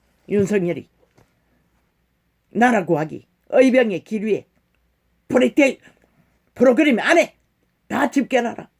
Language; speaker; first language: Korean; native; Korean